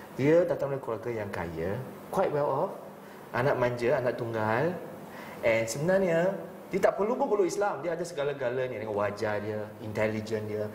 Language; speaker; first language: Malay; non-native, local second language; Chinese